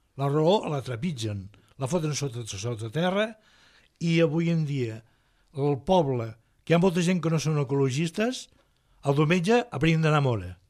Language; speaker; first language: Catalan; native; Catalan